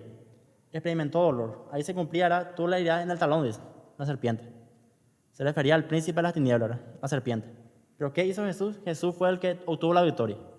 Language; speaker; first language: Spanish; native; Spanish